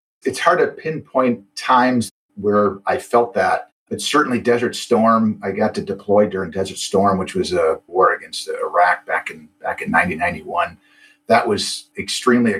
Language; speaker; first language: English; native; English